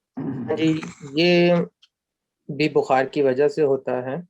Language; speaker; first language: Urdu; native; Urdu